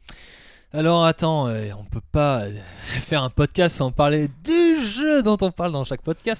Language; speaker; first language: French; native; French